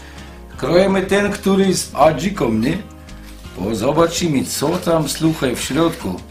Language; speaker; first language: Polish; non-native, fluent; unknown